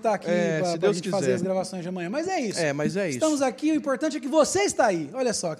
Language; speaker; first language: Portuguese; native; Portuguese